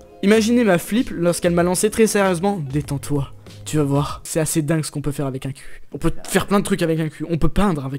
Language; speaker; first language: French; native; French